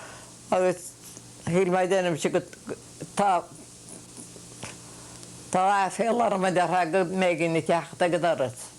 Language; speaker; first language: Irish; native; Irish